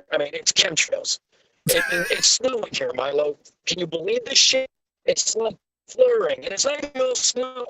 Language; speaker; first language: English; native; English